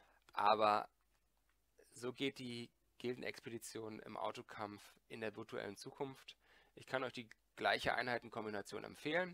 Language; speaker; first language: German; native; German